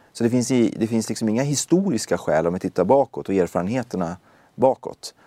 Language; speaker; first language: Swedish; early bilingual, other home language; Persian